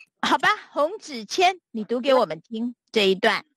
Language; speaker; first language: Chinese; native; Chinese